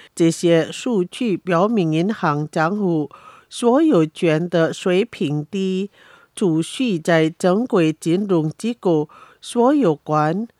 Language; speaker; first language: Chinese; early bilingual, heritage; Chinese